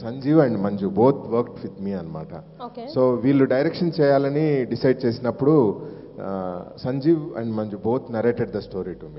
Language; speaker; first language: Telugu; native; Telugu